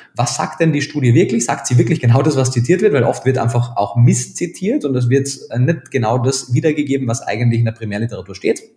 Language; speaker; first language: German; native; German